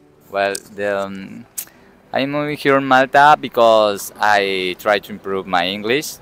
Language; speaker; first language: English; non-native, learner; Spanish